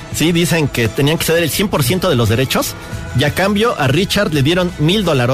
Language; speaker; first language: Spanish; native; Spanish